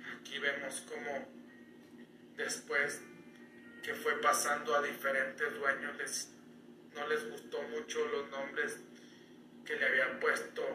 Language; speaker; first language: Spanish; native; Spanish